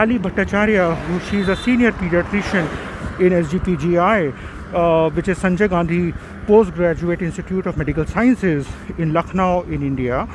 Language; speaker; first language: English; non-native, local second language; Hindi